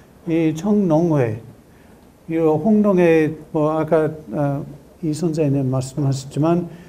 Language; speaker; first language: Korean; non-native, learner; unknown